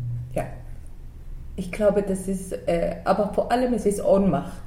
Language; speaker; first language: German; non-native, fluent; Spanish